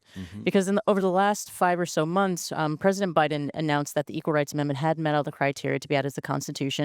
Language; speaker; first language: English; native; English